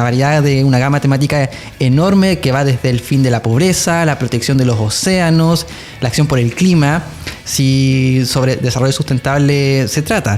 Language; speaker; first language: Spanish; native; Spanish